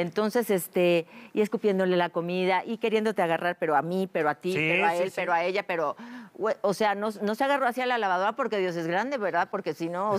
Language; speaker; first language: Spanish; native; Spanish